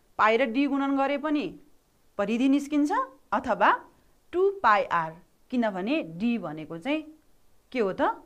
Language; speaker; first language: Nepali; native; Nepali